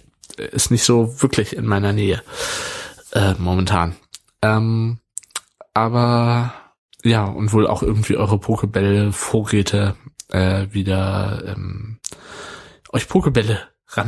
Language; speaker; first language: German; native; German